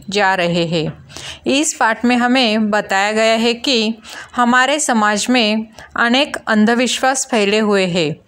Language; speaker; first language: Hindi; non-native, local second language; Marathi